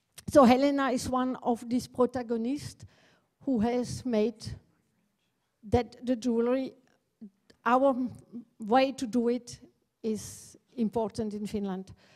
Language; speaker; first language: English; non-native, fluent; French